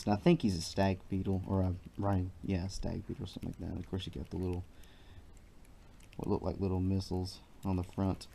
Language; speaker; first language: English; native; English